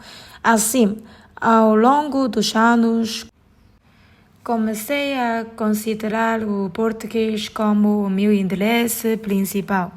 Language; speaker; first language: Portuguese; non-native, learner; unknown